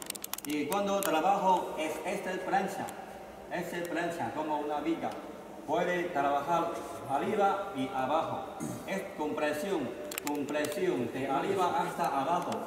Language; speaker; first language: Spanish; non-native, learner; Chinese